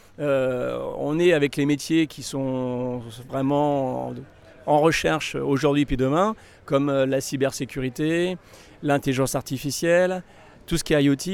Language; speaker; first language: French; native; French